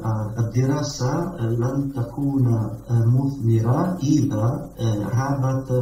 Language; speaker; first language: Arabic; non-native, learner; Italian